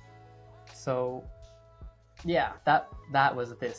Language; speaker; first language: English; native; English